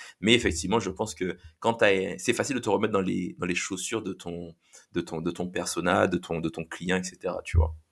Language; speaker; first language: French; native; French